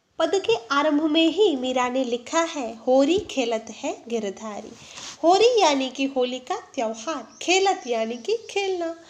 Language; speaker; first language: Hindi; non-native, local second language; Gujarati